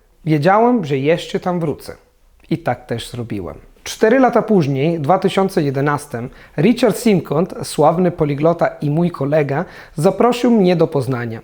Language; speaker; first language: Polish; non-native, fluent; Italian